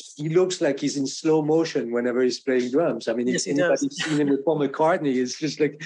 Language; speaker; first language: English; non-native, fluent; French